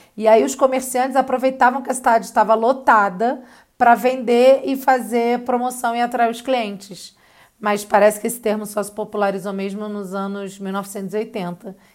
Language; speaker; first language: Portuguese; native; Portuguese